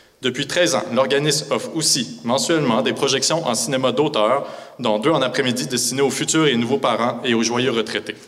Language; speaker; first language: French; native; French